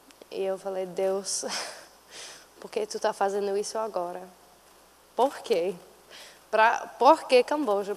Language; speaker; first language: Portuguese; non-native, fluent; English